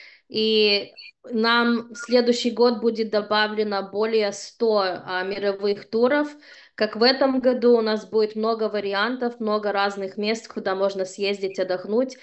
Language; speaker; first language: Russian; early bilingual, heritage; Russian